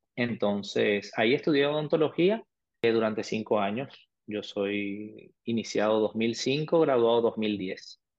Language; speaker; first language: Spanish; early bilingual, other home language; Arabic